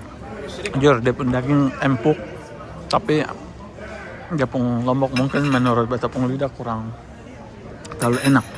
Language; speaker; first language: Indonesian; non-native, local second language; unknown